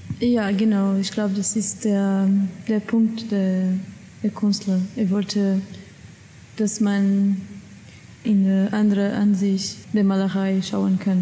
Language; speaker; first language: German; non-native, learner; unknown